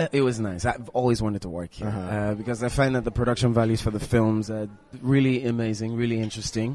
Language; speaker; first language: English; non-native, local second language; Igbo